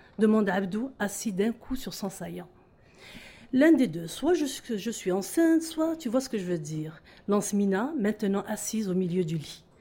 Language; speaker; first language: French; non-native, local second language; Arabic